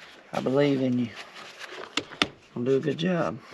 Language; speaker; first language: English; native; English